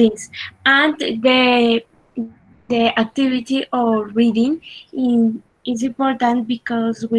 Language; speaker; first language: English; non-native, learner; Spanish